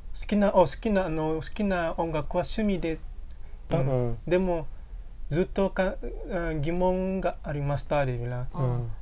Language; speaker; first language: Japanese; non-native, learner; Indonesian